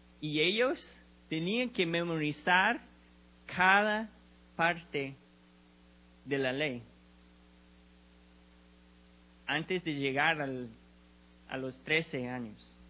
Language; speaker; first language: Spanish; non-native, learner; English